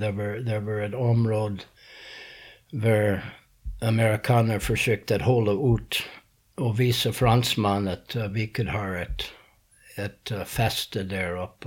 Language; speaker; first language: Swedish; non-native, fluent; English